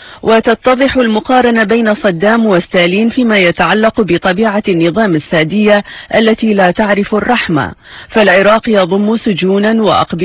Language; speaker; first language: Arabic; native; Arabic